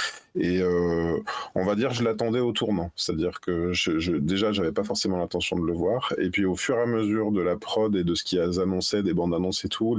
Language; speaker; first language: French; native; French